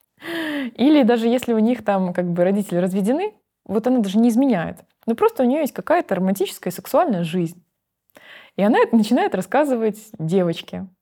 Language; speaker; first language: Russian; native; Russian